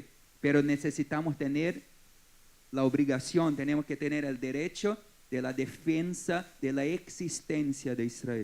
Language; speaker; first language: Spanish; non-native, fluent; Portuguese